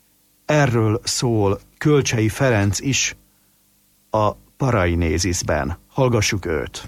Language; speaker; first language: Hungarian; native; Hungarian